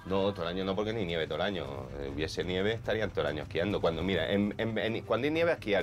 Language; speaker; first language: Spanish; native; Spanish